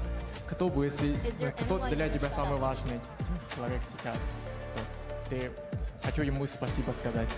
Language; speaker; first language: Russian; non-native, learner; Chinese